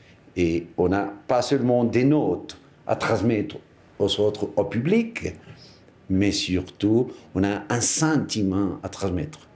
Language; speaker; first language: French; non-native, fluent; Spanish